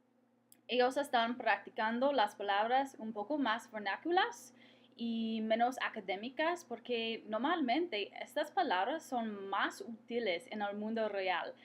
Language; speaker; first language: Spanish; non-native, fluent; English